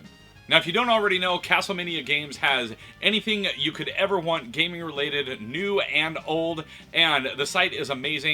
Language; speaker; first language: English; native; English